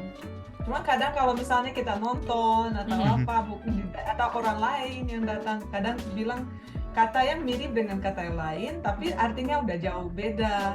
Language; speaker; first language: Indonesian; non-native, fluent; Russian